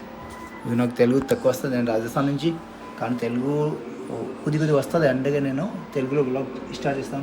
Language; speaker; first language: Telugu; non-native, learner; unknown